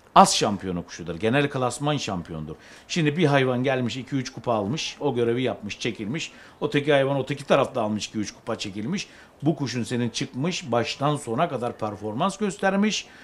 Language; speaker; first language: Turkish; native; Turkish